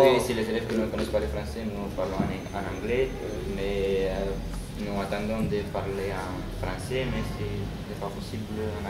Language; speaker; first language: French; non-native, learner; Romanian